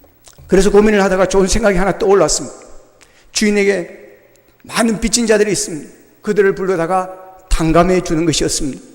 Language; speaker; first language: Korean; native; Korean